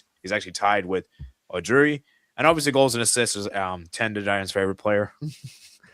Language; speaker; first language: English; native; English